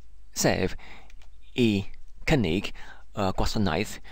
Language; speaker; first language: Welsh; non-native, learner; English